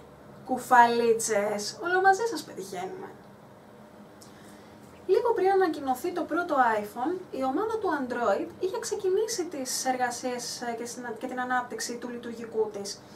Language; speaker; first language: Greek; native; Greek